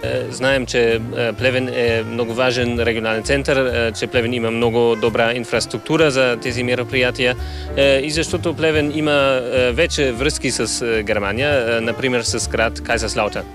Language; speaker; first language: Bulgarian; non-native, fluent; German